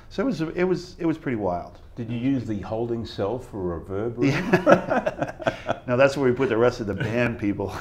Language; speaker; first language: English; native; English